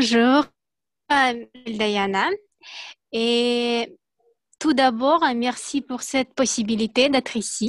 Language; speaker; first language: French; non-native, learner; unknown